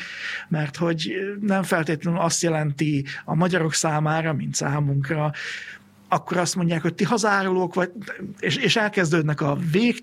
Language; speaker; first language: Hungarian; native; Hungarian